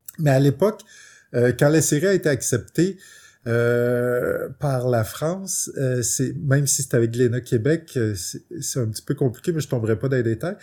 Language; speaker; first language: French; native; French